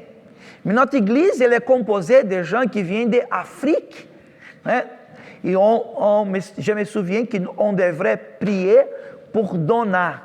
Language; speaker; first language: French; non-native, fluent; Portuguese